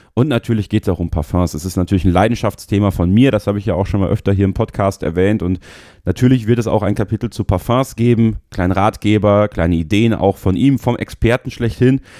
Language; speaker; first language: German; native; German